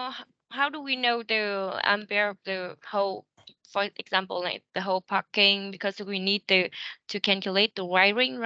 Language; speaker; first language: English; non-native, learner; Vietnamese